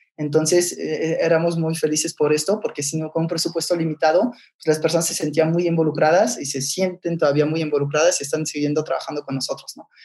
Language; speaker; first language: Spanish; non-native, fluent; French